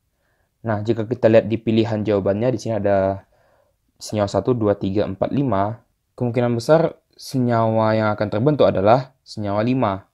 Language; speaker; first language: Indonesian; native; Indonesian